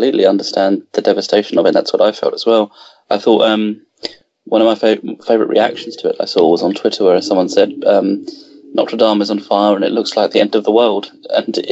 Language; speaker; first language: English; native; English